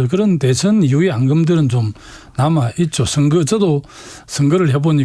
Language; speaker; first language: Korean; native; Korean